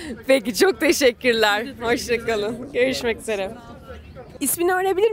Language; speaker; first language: Turkish; native; Turkish